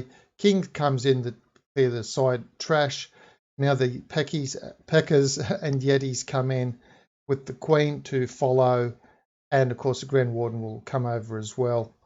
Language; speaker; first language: English; native; English